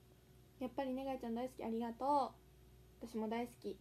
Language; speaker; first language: Japanese; native; Japanese